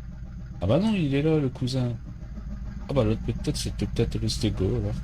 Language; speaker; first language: French; native; French